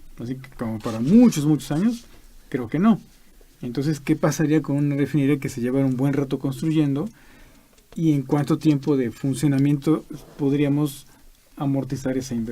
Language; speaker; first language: Spanish; native; Spanish